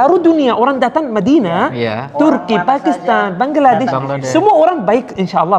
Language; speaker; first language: Indonesian; non-native, learner; Arabic